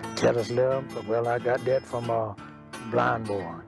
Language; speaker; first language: English; native; English